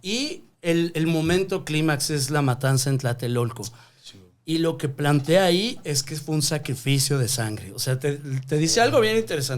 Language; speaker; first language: Spanish; native; Spanish